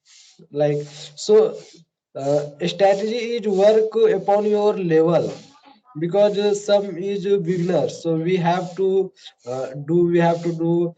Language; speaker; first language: English; non-native, learner; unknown